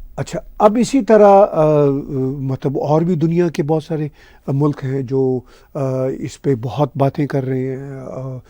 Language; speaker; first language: Urdu; native; Urdu